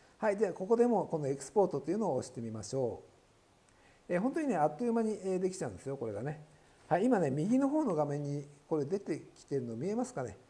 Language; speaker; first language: Japanese; native; Japanese